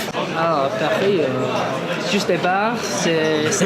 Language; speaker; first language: French; non-native, learner; English